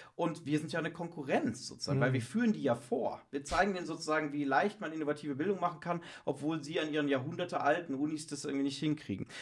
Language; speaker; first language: German; native; German